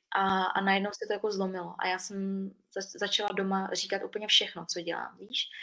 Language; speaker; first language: Czech; early bilingual, other home language; Vietnamese